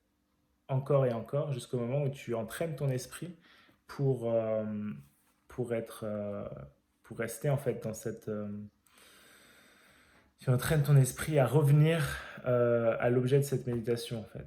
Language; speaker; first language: French; native; French